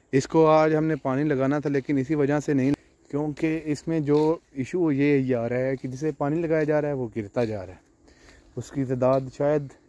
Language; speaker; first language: Urdu; non-native, local second language; Punjabi